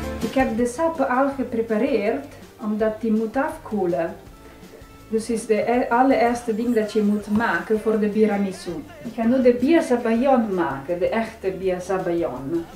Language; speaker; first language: Dutch; non-native, fluent; Italian